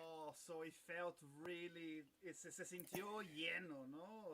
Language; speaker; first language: Spanish; non-native, fluent; Portuguese